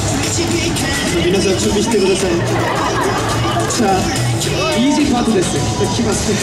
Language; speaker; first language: Japanese; non-native, learner; Korean